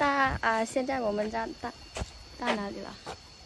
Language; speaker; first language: Chinese; non-native, learner; Thai